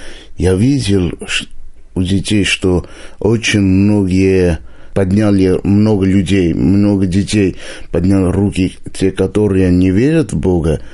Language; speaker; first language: Russian; non-native, local second language; Armenian